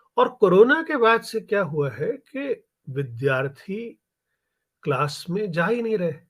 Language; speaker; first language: Hindi; native; Hindi